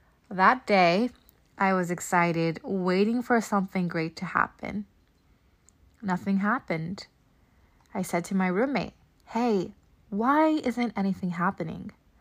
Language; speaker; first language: English; native; English